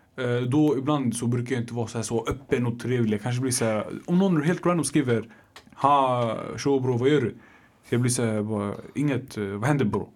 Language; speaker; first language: Swedish; early bilingual, other home language; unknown